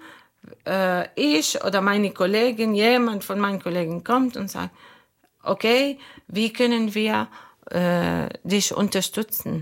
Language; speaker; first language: German; non-native, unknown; Arabic